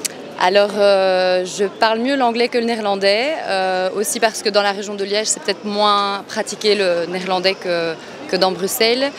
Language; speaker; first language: French; native; French